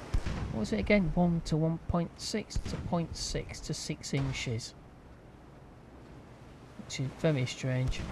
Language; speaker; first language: English; native; English